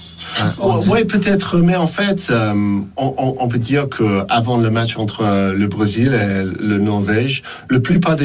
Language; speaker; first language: French; non-native, fluent; English